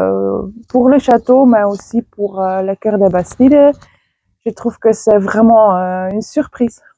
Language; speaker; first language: French; non-native, fluent; Dutch